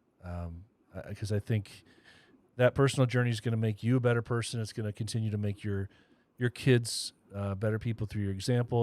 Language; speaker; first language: English; native; English